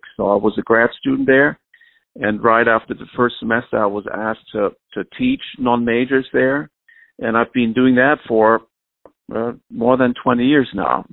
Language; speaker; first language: English; non-native, fluent; German